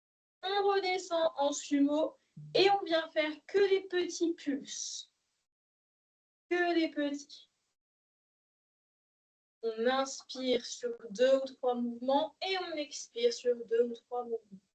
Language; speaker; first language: French; native; French